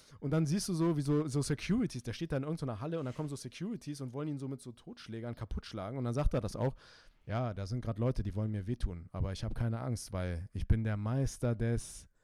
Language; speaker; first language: German; early bilingual, other home language; Turkish